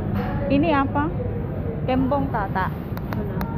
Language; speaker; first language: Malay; non-native, learner; Filipino